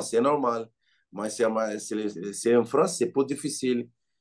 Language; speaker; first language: French; non-native, learner; Portuguese